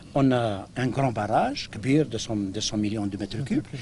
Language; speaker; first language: French; non-native, local second language; Arabic